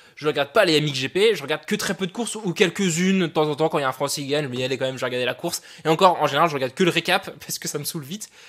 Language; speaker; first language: French; native; French